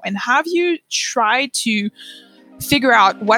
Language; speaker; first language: English; non-native, fluent; French